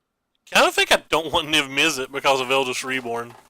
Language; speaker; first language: English; native; English